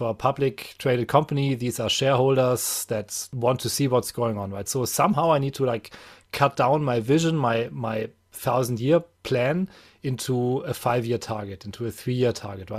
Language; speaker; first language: English; non-native, fluent; German